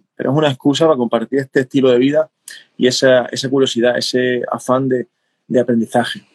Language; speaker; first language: Spanish; native; Spanish